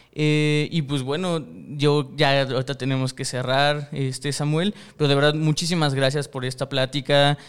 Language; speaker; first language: Spanish; native; Spanish